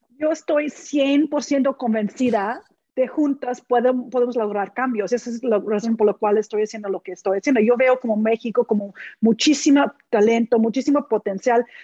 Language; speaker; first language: Spanish; non-native, fluent; English